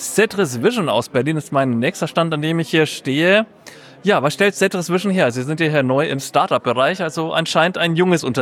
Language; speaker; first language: German; native; German